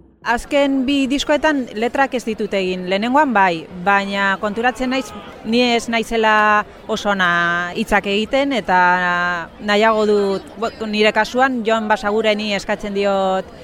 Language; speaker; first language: Basque; non-native, local second language; Spanish